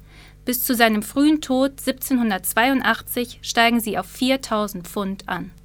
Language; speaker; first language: German; native; German